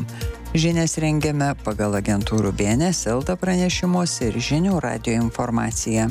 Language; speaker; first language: Lithuanian; native; Lithuanian